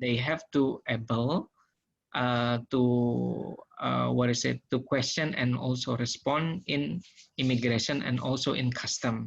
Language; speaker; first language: English; non-native, learner; Indonesian